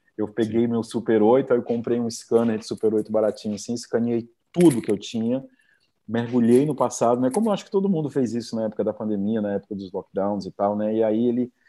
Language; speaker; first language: Portuguese; native; Portuguese